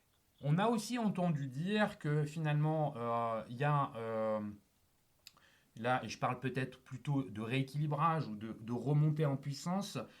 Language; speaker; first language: French; native; French